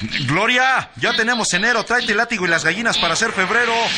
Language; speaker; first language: Spanish; native; Spanish